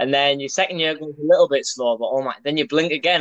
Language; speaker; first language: English; native; English